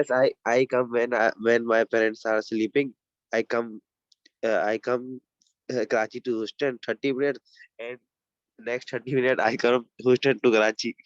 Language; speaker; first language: English; non-native, learner; Urdu